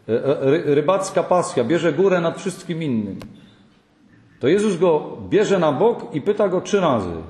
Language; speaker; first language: Polish; native; Polish